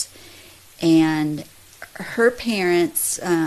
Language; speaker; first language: English; native; English